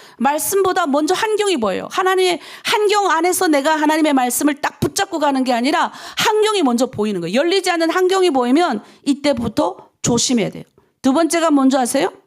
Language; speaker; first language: Korean; native; Korean